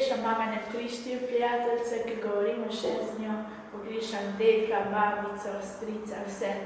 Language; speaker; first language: Slovenian; early bilingual, other home language; Albanian